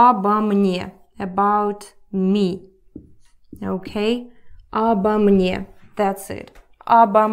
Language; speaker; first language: Russian; non-native, learner; English